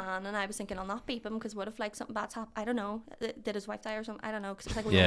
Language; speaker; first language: English; native; English